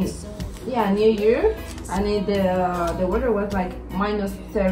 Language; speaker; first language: English; non-native, learner; Spanish